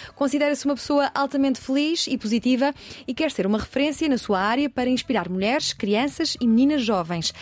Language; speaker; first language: Portuguese; native; Portuguese